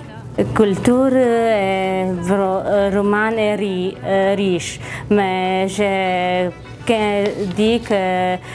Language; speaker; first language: French; non-native, learner; Romanian